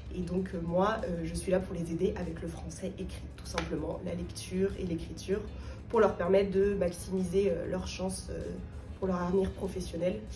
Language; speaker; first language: French; native; French